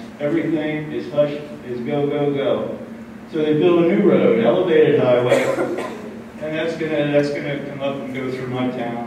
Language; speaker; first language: English; native; English